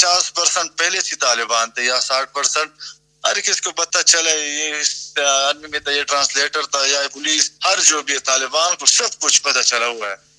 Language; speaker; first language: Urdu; non-native, fluent; Pashto